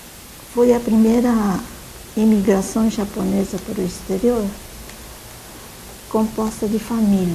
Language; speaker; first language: Portuguese; early bilingual, other home language; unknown